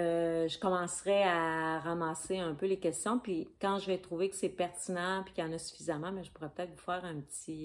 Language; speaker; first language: French; native; French